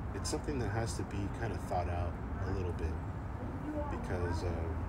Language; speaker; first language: English; native; English